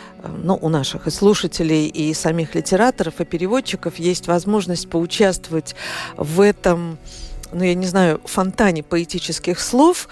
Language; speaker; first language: Russian; native; Russian